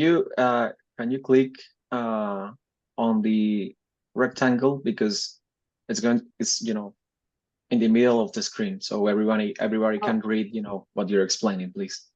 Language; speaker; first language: English; non-native, fluent; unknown